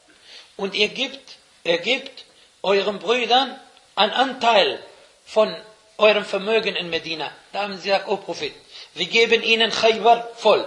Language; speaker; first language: German; non-native, fluent; Arabic